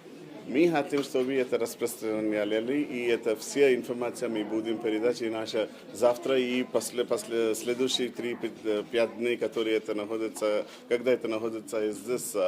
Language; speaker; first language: Russian; non-native, learner; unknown